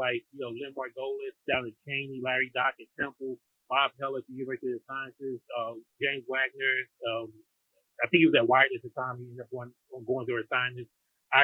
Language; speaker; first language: English; native; English